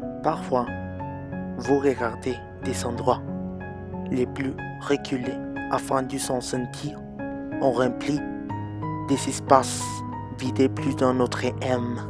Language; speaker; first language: French; non-native, learner; Spanish